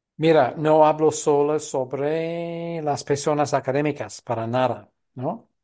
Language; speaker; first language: Spanish; non-native, fluent; English